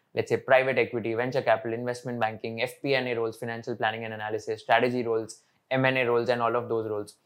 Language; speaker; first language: English; non-native, local second language; Hindi